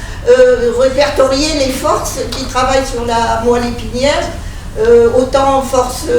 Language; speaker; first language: French; native; French